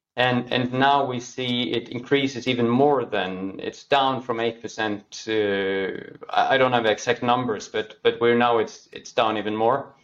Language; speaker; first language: English; non-native, fluent; Norwegian